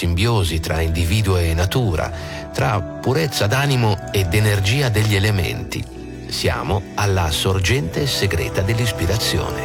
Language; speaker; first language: Italian; native; Italian